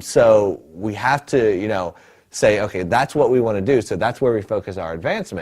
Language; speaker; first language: English; native; English